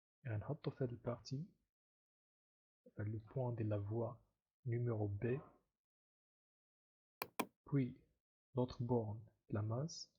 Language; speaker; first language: French; non-native, local second language; Arabic